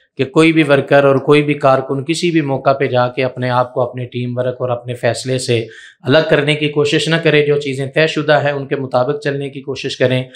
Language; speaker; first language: Urdu; non-native, local second language; Punjabi